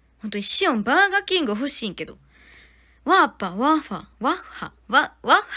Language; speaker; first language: Japanese; non-native, fluent; Korean